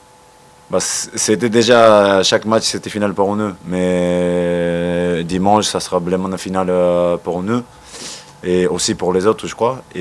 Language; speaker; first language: French; non-native, learner; Japanese